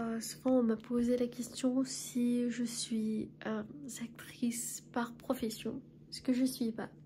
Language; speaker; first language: French; non-native, fluent; Armenian